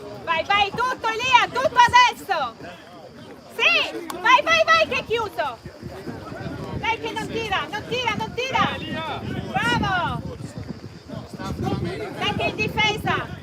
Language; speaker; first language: Italian; native; Italian